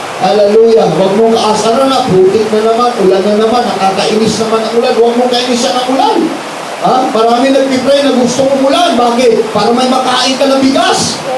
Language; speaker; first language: Filipino; non-native, local second language; Cebuano